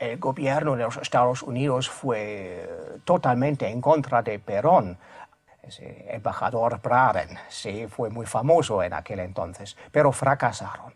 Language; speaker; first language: Spanish; non-native, fluent; German